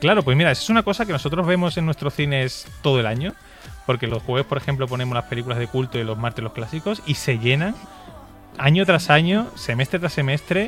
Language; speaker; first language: Spanish; native; Spanish